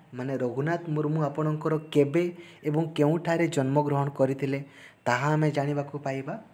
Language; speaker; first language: Odia; non-native, local second language; Santali